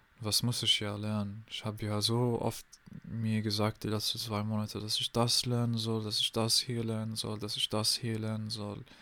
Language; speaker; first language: German; non-native, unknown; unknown